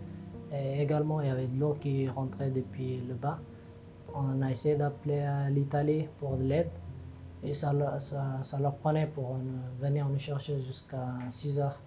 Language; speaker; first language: French; non-native, fluent; Tigrinya